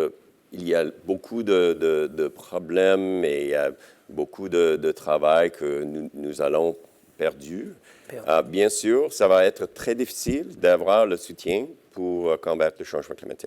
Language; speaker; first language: French; non-native, local second language; English